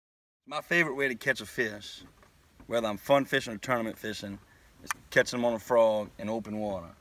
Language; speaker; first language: English; native; English